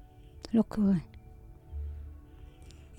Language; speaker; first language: Hebrew; early bilingual, other home language; Polish